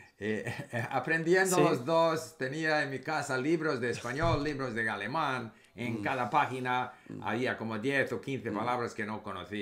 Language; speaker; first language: Spanish; non-native, fluent; English